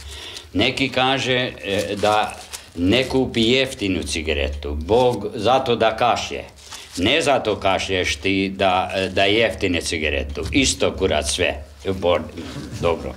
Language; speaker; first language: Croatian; non-native, local second language; Hungarian